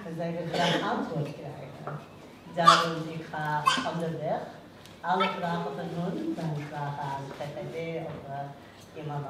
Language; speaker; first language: Dutch; non-native, learner; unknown